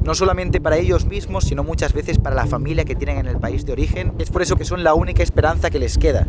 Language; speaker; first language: Spanish; native; Spanish